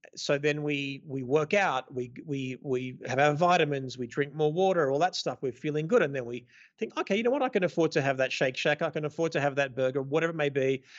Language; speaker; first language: English; native; English